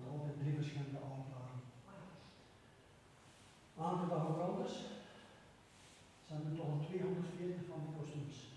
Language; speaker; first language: Dutch; native; Dutch